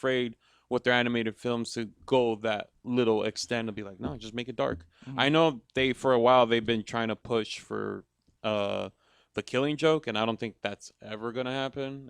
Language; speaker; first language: English; native; English